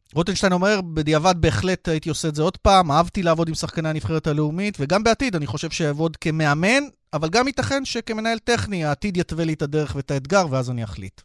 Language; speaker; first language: Hebrew; native; Hebrew